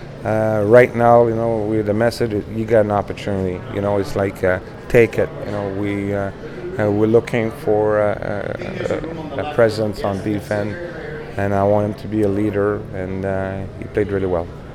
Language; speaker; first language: English; non-native, fluent; French